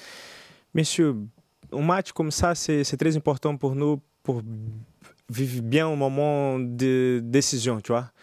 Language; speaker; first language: French; non-native, learner; Portuguese